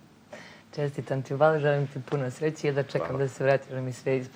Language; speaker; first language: Bosnian; native; Bosnian